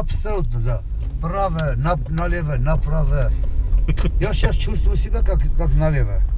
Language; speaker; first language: Russian; non-native, local second language; Armenian